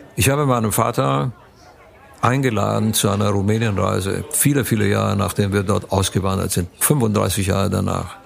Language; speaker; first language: German; early bilingual, other home language; Romanian